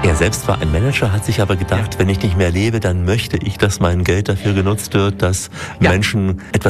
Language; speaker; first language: German; native; German